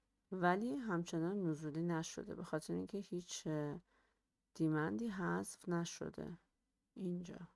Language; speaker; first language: Persian; native; Persian